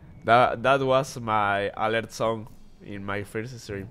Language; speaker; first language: English; non-native, learner; Spanish